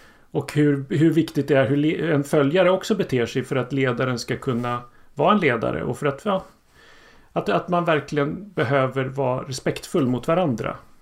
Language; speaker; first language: Swedish; native; Swedish